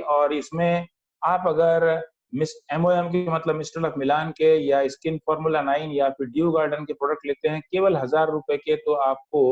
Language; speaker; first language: Hindi; native; Hindi